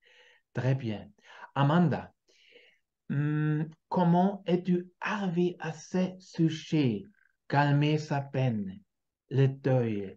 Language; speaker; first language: French; non-native, fluent; German